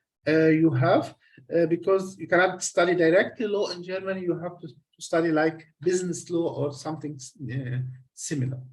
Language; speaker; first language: English; non-native, fluent; Arabic